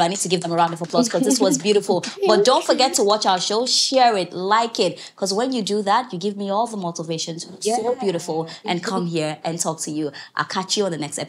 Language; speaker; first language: English; native; English